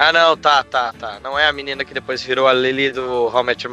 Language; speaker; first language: Portuguese; native; Portuguese